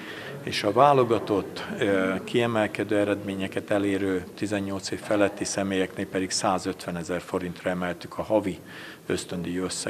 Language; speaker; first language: Hungarian; native; Hungarian